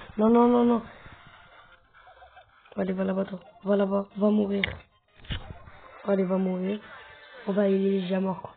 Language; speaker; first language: French; native; French